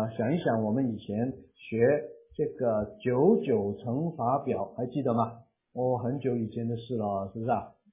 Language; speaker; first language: Chinese; non-native, local second language; Cantonese